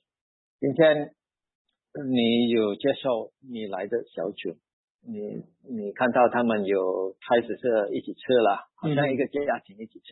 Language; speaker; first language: Chinese; early bilingual, heritage; Chinese